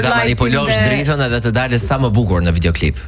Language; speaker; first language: Albanian; native; Albanian